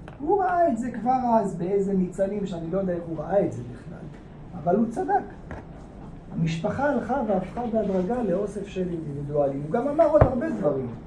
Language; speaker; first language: Hebrew; native; Hebrew